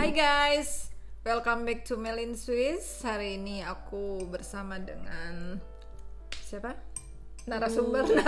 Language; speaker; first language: Indonesian; native; Indonesian